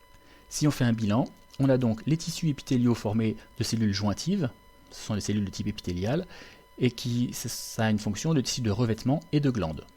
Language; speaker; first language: French; native; French